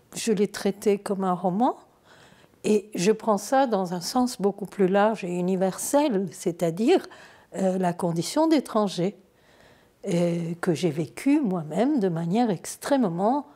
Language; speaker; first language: French; non-native, fluent; Turkish